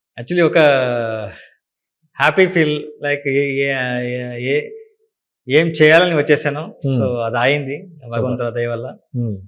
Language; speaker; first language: Telugu; non-native, learner; Kannada